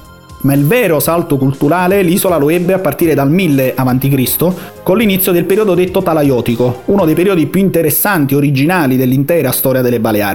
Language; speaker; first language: Italian; native; Italian